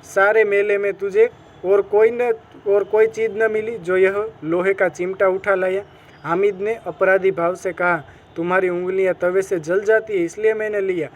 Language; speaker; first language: Hindi; non-native, local second language; Gujarati